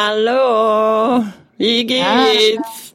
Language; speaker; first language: German; non-native, fluent; English